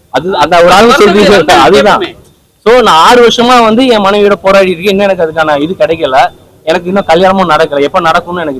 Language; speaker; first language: Tamil; native; Tamil